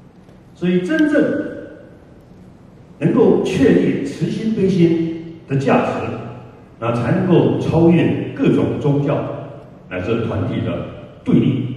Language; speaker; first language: Chinese; native; Chinese